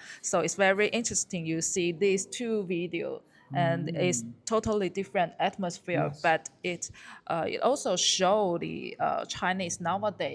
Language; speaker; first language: English; non-native, learner; Chinese